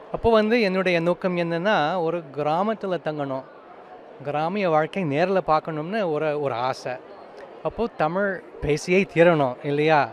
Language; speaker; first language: Tamil; non-native, fluent; English